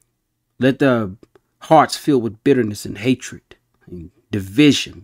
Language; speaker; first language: English; native; English